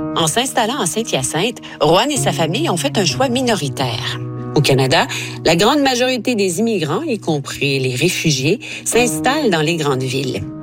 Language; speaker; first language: French; native; French